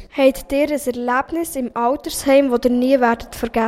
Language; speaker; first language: German; native; German